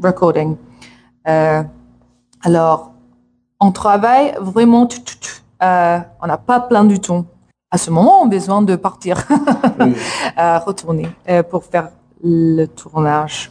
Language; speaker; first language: French; non-native, learner; English